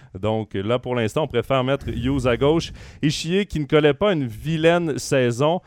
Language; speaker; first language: French; native; French